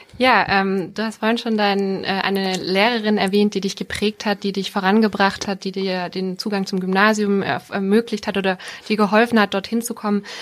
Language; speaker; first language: German; native; German